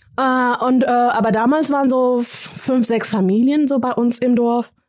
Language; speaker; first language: German; non-native, fluent; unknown